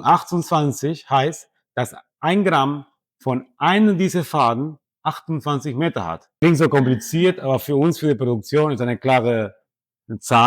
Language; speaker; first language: German; non-native, fluent; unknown